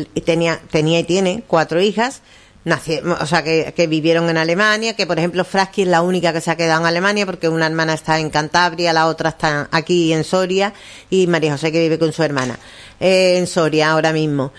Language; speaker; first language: Spanish; native; Spanish